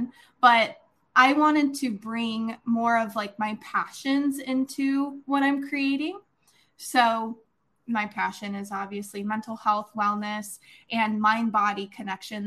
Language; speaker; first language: English; native; English